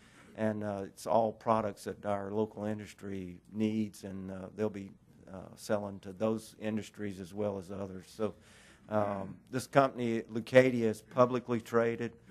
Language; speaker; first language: English; native; English